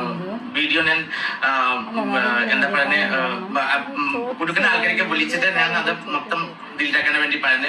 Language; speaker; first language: Malayalam; non-native, fluent; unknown